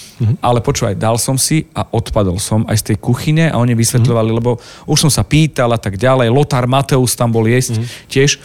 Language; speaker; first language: Slovak; native; Slovak